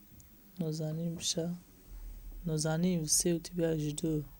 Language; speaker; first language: Russian; non-native, learner; Tajik